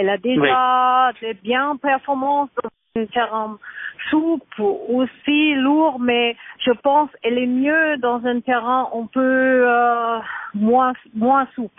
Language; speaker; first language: French; non-native, learner; German